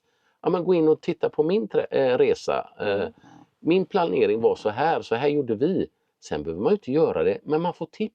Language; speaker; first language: Swedish; native; Swedish